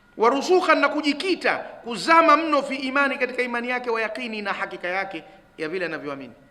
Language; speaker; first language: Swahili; native; Swahili